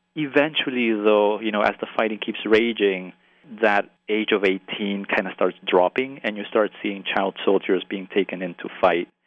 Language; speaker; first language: English; early bilingual, other home language; Spanish